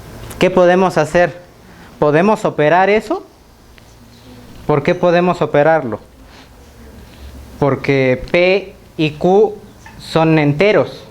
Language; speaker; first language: Spanish; native; Spanish